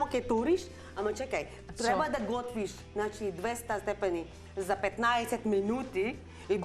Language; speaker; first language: Macedonian; non-native, learner; Filipino